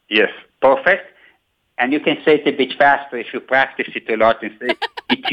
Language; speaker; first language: English; non-native, fluent; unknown